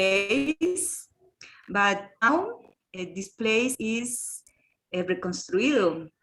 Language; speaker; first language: English; non-native, learner; Spanish